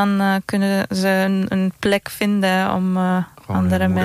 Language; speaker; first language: Dutch; non-native, learner; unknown